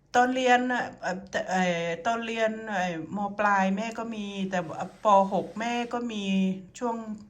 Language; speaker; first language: Thai; native; Thai